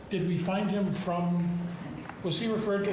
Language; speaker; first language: English; native; English